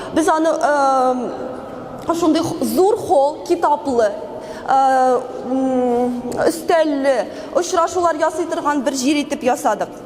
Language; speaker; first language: Tatar; native; Tatar